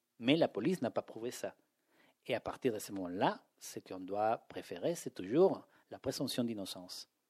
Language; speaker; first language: French; non-native, fluent; Spanish